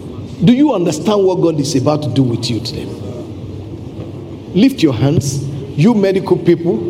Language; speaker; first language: English; non-native, local second language; Yoruba